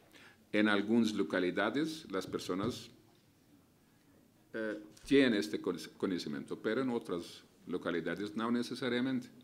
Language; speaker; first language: Spanish; non-native, fluent; Arabic